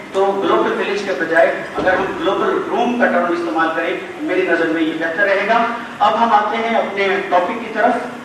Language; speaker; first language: Urdu; non-native, local second language; Sindhi